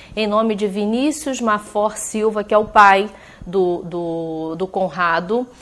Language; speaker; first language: Portuguese; native; Portuguese